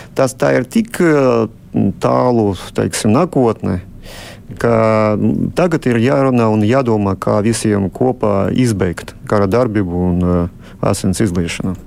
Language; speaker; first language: Latvian; non-native, local second language; Russian